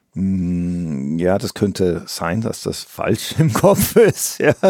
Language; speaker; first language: German; native; German